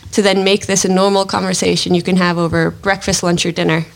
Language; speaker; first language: English; native; English